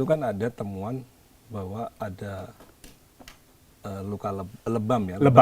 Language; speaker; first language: Indonesian; native; Indonesian